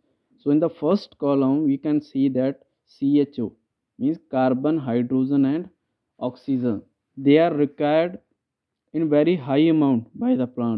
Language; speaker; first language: English; non-native, local second language; Punjabi